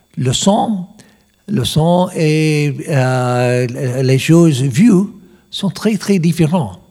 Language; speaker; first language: French; non-native, learner; English